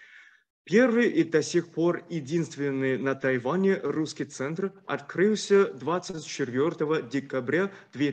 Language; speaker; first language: Russian; non-native, fluent; Chinese